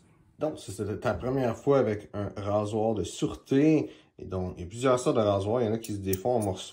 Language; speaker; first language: French; native; French